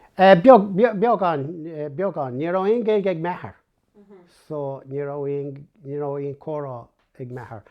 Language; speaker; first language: Irish; non-native, local second language; English